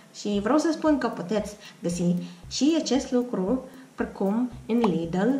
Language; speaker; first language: Romanian; non-native, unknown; Filipino